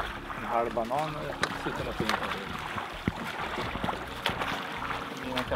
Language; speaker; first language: Swedish; native; Swedish